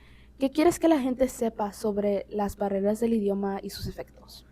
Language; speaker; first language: Spanish; early bilingual, heritage; Spanish